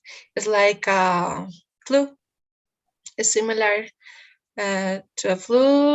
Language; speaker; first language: English; non-native, learner; Spanish